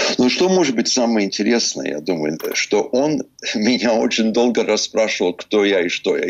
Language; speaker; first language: Russian; early bilingual, heritage; Russian